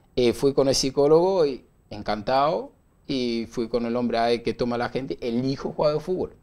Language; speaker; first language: Spanish; non-native, learner; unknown